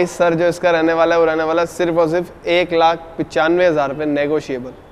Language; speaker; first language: Hindi; native; Hindi